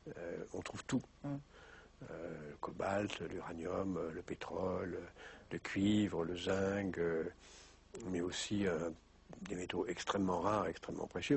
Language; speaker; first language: French; native; French